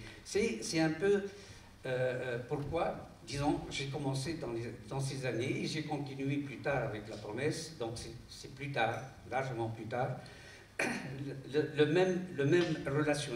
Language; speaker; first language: French; non-native, local second language; Arabic